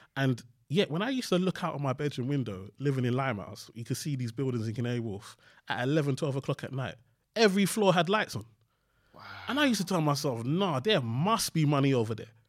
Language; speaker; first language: English; early bilingual, other home language; Yoruba